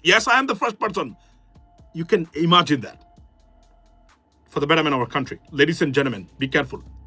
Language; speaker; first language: English; non-native, local second language; Bangla